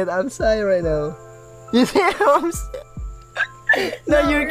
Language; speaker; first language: English; non-native, learner; Indonesian